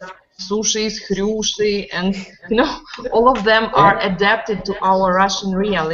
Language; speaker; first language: English; non-native, fluent; Russian